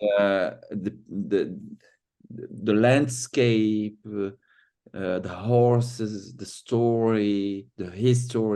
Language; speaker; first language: English; non-native, fluent; Arabic